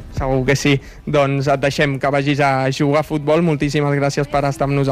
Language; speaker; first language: Catalan; native; Catalan